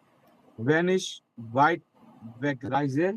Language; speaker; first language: German; non-native, learner; Bangla